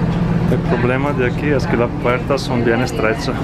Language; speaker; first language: Spanish; non-native, fluent; Italian